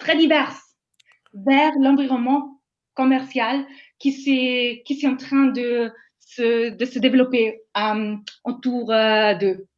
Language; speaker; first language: French; non-native, fluent; English